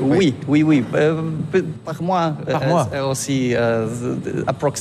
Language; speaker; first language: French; non-native, learner; Polish